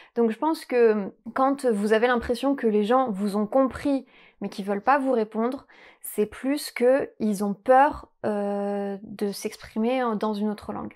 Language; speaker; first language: French; native; French